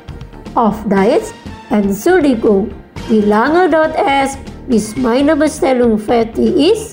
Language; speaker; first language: German; non-native, fluent; Indonesian